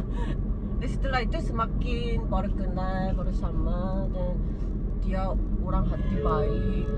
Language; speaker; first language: Indonesian; non-native, learner; Korean